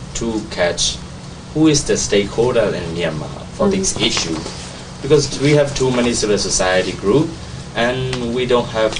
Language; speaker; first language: English; non-native, learner; Burmese